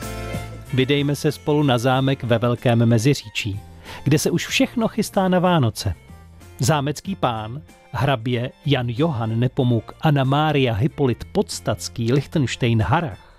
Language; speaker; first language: Czech; native; Czech